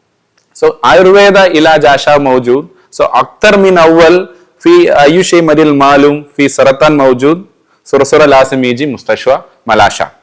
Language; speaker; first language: Arabic; non-native, learner; Malayalam